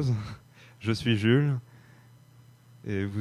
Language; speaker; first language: English; non-native, fluent; French